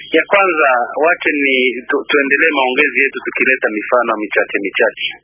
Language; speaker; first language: Swahili; non-native, local second language; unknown